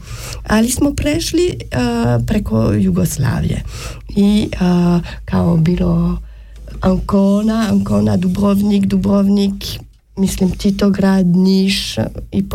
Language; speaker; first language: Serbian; non-native, learner; French